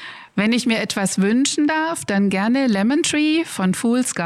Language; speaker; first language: German; native; German